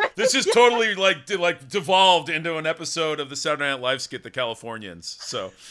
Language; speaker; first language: English; native; English